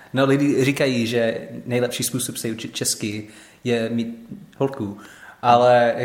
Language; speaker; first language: Czech; non-native, learner; English